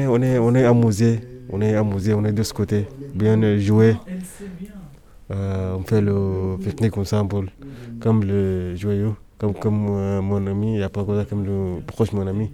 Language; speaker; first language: French; non-native, learner; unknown